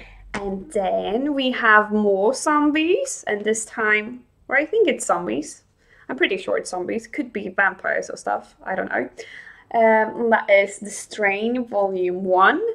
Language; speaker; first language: English; non-native, fluent; Swedish